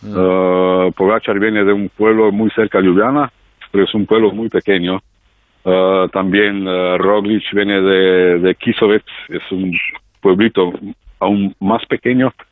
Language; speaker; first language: Spanish; non-native, fluent; Slovenian